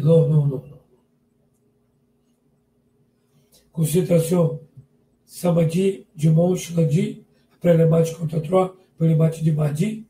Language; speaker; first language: French; non-native, learner; Portuguese